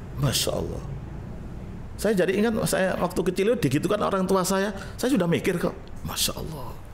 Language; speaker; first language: Indonesian; native; Indonesian